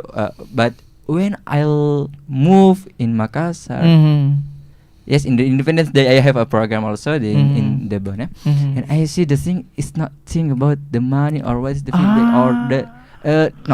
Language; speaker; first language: English; non-native, learner; Indonesian